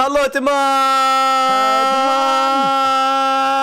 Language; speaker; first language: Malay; non-native, learner; Russian